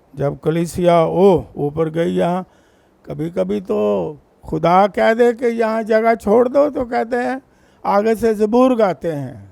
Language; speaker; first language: Urdu; non-native, local second language; Punjabi